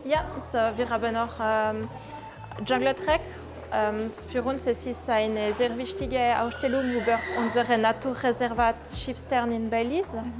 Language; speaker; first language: German; non-native, local second language; French